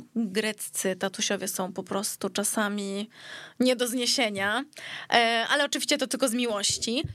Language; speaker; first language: Polish; early bilingual, heritage; Greek